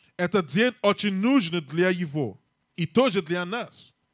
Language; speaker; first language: Russian; non-native, learner; English